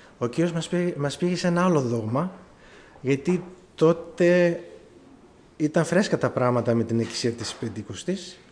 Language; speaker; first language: Greek; early bilingual, heritage; German